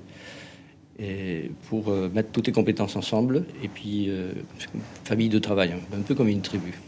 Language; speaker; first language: French; non-native, fluent; Spanish